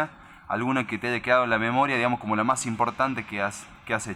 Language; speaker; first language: Spanish; native; Spanish